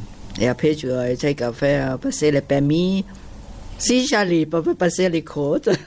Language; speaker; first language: French; non-native, learner; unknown